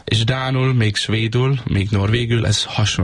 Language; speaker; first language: Hungarian; non-native, learner; Danish